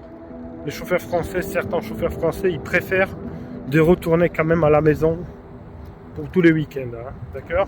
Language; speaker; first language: French; non-native, fluent; Polish